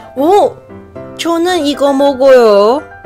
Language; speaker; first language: Korean; non-native, learner; Cantonese